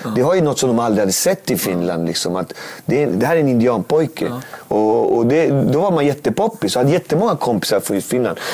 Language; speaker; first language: Swedish; native; Swedish